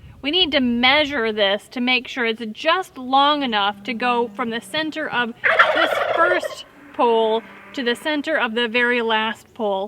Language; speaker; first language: English; native; English